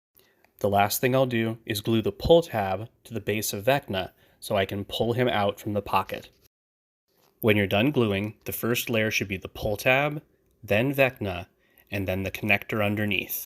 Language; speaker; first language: English; native; English